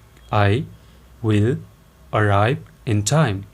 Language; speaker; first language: English; non-native, local second language; Nepali